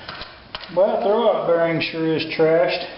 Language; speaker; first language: English; native; English